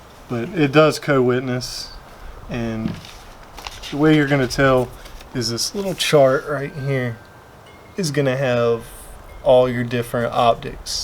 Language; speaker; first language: English; native; English